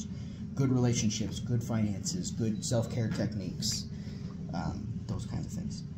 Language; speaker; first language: English; native; English